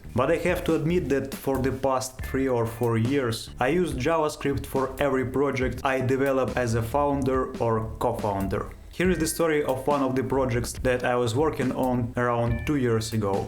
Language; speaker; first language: English; non-native, fluent; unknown